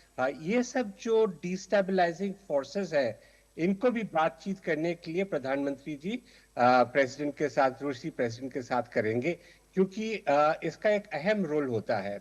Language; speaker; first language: Hindi; native; Hindi